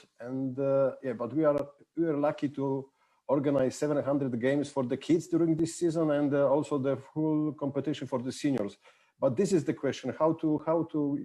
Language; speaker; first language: English; non-native, fluent; Polish